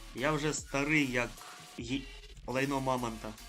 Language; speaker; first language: Ukrainian; non-native, local second language; Russian